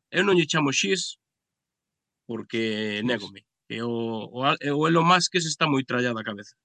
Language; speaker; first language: Galician; native; Galician